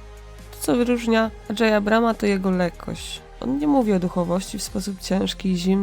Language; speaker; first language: Polish; native; Polish